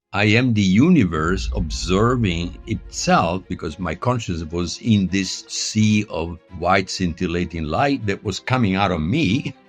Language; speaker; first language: English; non-native, fluent; Italian